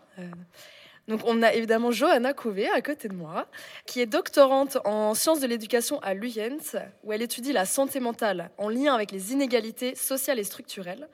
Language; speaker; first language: French; native; French